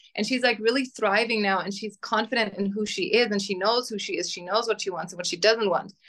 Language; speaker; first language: English; non-native, fluent; German